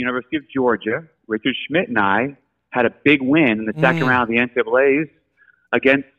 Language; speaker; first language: English; native; English